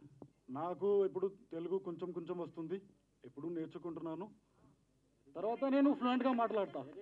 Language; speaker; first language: Telugu; non-native, learner; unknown